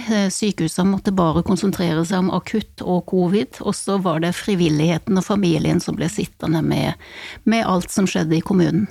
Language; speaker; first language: Norwegian; native; Norwegian